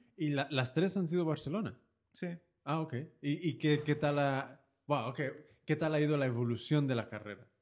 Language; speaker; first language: Spanish; native; Spanish